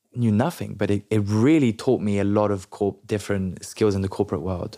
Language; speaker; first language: English; non-native, local second language; French